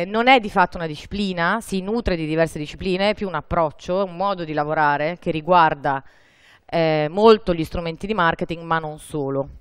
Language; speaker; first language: Italian; native; Italian